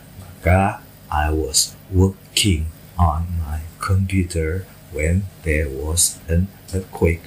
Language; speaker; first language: English; non-native, fluent; Indonesian